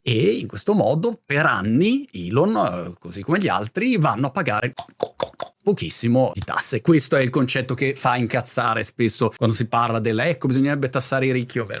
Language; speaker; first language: Italian; native; Italian